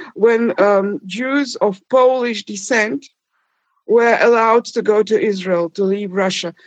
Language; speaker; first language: English; non-native, fluent; German